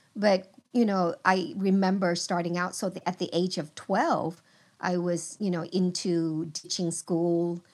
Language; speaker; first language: English; early bilingual, other home language; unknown